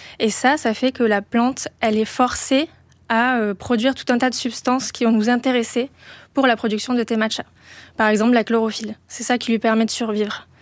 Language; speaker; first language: French; native; French